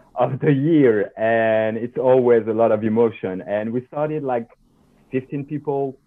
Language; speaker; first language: English; non-native, fluent; French